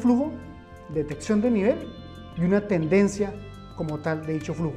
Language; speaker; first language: Spanish; native; Spanish